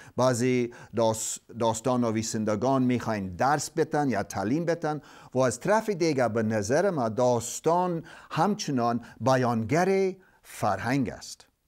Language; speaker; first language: Persian; non-native, fluent; English